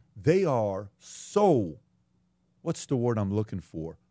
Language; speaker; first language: English; early bilingual, other home language; Persian